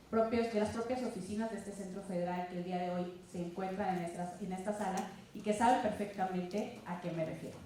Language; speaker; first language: Spanish; native; Spanish